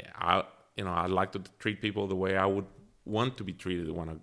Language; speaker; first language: English; early bilingual, other home language; Spanish